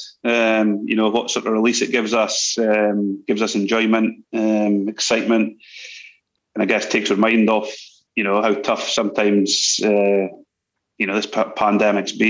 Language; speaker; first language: English; native; English